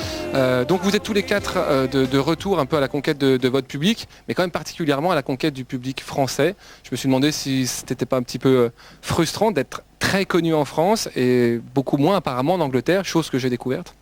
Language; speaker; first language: French; native; French